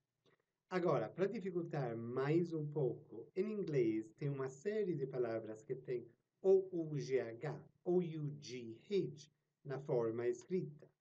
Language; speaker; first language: Portuguese; non-native, fluent; English